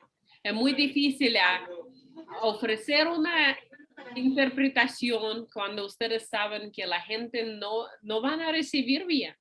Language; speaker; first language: Spanish; non-native, fluent; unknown